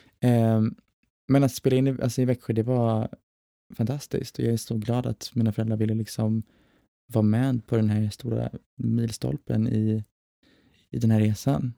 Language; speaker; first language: Swedish; native; Swedish